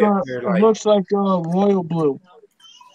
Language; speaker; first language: English; native; English